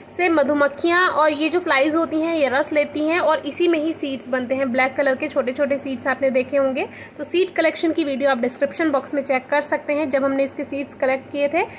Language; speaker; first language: Hindi; native; Hindi